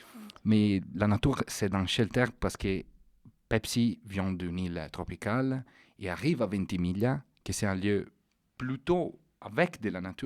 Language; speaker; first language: French; non-native, fluent; Italian